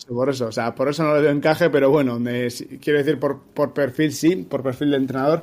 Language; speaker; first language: Spanish; native; Spanish